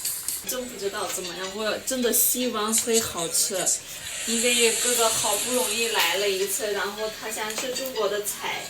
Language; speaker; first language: Chinese; non-native, fluent; Armenian